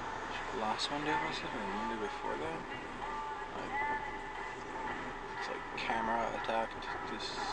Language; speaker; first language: English; native; English